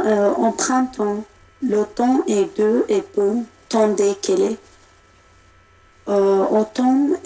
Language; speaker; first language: French; non-native, learner; Arabic